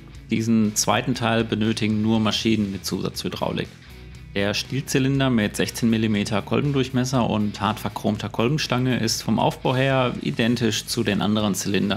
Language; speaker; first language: German; native; German